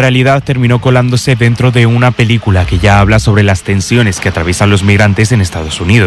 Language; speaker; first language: Spanish; native; Spanish